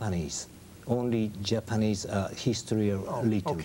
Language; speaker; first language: English; non-native, learner; Japanese